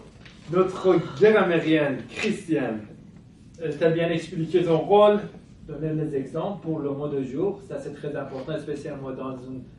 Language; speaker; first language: French; non-native, fluent; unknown